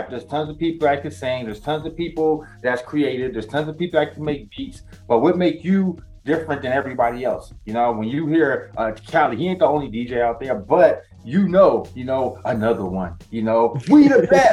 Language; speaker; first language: English; native; English